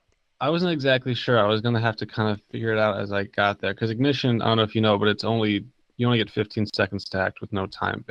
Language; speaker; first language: English; native; English